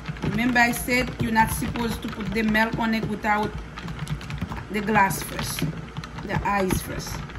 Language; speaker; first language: English; non-native, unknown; Haitian Creole